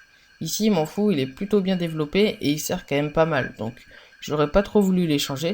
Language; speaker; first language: French; native; French